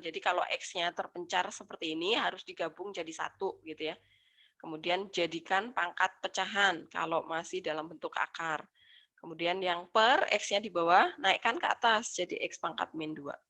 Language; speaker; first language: Indonesian; native; Indonesian